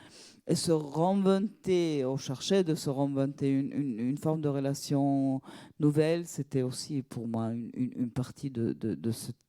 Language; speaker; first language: French; non-native, fluent; Italian